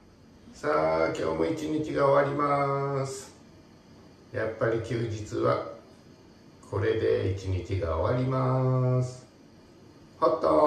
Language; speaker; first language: Japanese; native; Japanese